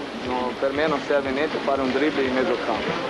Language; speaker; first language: Italian; non-native, fluent; Portuguese